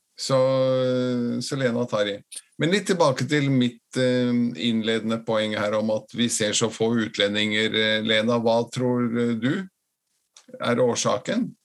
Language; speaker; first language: Norwegian; non-native, fluent; Latvian